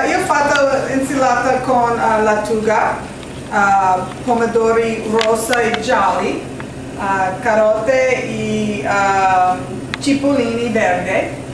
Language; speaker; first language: Italian; non-native, learner; English